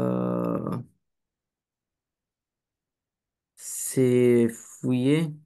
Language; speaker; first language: French; non-native, learner; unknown